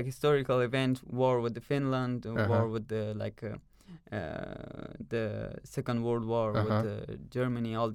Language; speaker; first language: English; non-native, learner; Persian